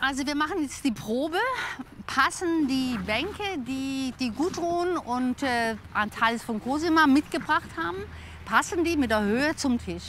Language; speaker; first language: German; native; German